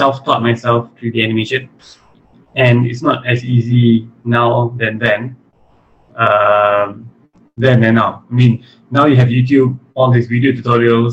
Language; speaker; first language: English; early bilingual, other home language; Malay